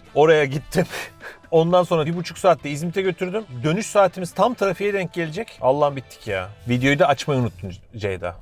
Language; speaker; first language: Turkish; native; Turkish